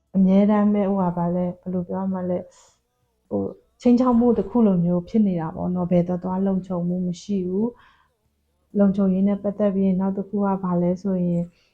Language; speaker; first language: Burmese; non-native, local second language; Pa'o Karen